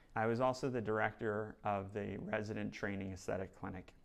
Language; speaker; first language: English; native; English